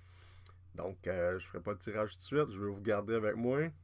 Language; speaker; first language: French; native; French